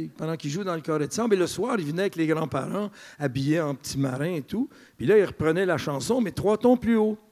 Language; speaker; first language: French; native; French